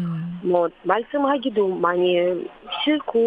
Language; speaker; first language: Korean; non-native, learner; Russian